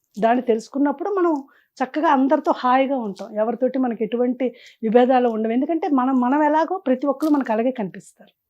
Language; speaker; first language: Telugu; native; Telugu